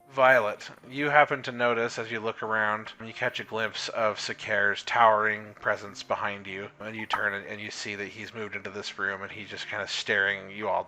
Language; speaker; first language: English; native; English